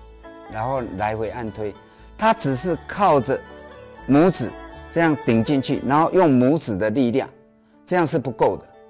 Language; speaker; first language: Chinese; native; Chinese